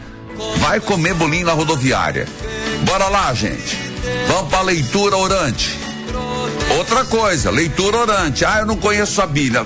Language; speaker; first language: Portuguese; native; Portuguese